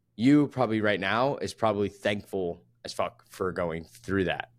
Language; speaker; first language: English; native; English